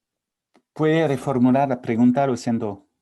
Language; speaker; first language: Spanish; non-native, fluent; French